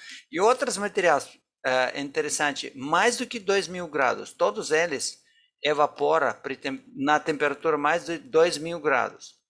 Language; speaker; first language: Portuguese; non-native, fluent; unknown